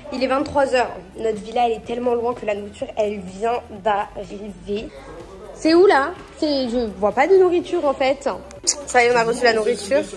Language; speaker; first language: French; native; French